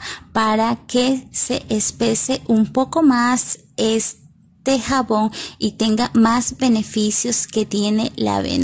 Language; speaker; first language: Spanish; native; Spanish